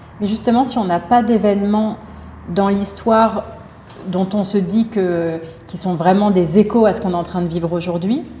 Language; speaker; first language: French; native; French